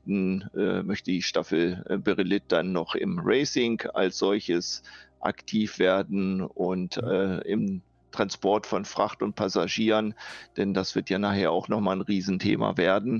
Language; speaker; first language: German; native; German